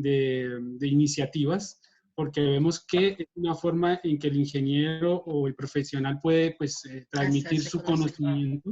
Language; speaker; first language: Spanish; native; Spanish